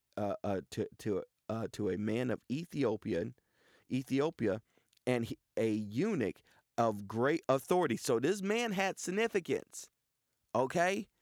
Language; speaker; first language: English; native; English